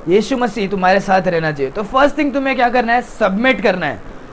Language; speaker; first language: Hindi; non-native, local second language; Tamil